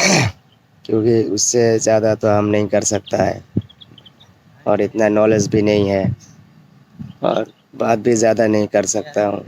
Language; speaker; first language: Hindi; non-native, local second language; Bangla